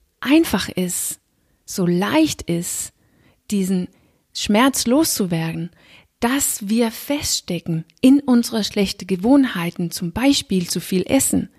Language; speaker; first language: German; non-native, fluent; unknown